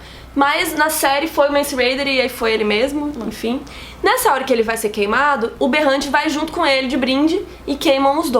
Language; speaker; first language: Portuguese; native; Portuguese